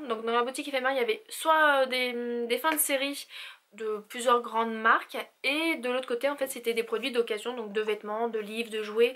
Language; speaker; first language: French; native; French